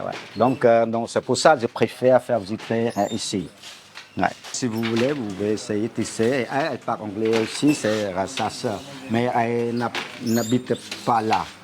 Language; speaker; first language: French; non-native, fluent; Khmer